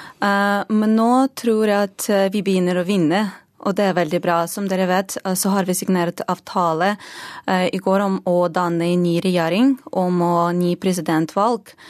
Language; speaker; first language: Norwegian; non-native, fluent; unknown